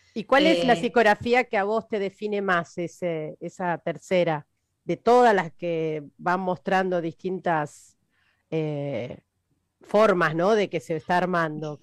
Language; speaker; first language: Spanish; native; Spanish